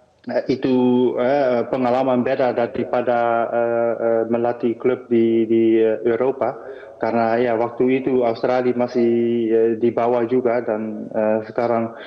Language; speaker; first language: Indonesian; non-native, fluent; Dutch